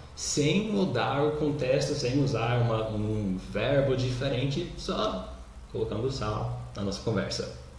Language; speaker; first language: Portuguese; non-native, fluent; English